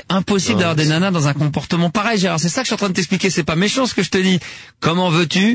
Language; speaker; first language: French; native; French